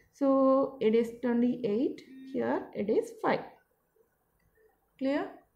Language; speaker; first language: English; non-native, local second language; Malayalam